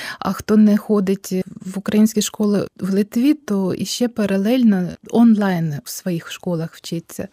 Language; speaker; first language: Ukrainian; early bilingual, heritage; Ukrainian